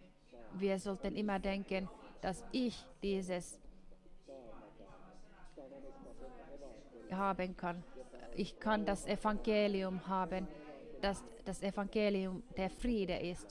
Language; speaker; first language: German; non-native, fluent; Finnish